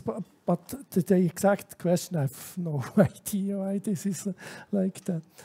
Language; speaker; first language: English; non-native, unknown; German